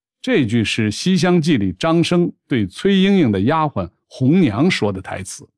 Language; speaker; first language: Chinese; native; Chinese